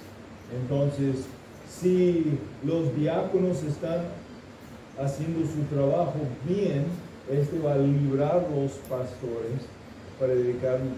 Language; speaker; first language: Spanish; non-native, fluent; English